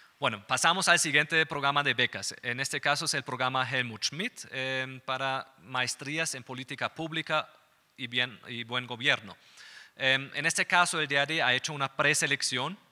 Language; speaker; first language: Spanish; non-native, fluent; German